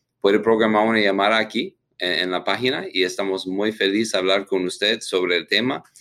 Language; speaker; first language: Spanish; non-native, learner; English